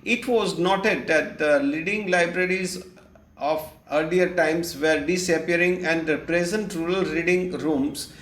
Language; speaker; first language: English; non-native, local second language; Gujarati